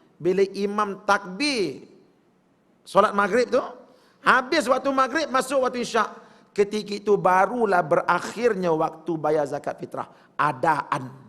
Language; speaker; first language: Malay; native; Malay